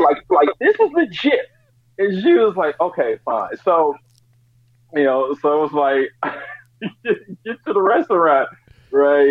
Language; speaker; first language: English; native; English